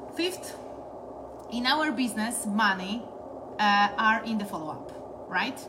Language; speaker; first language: English; non-native, learner; Polish